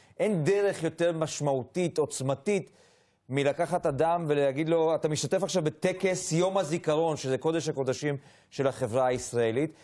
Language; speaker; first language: Hebrew; native; Hebrew